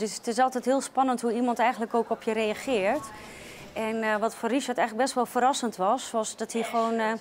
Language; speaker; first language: Dutch; native; Dutch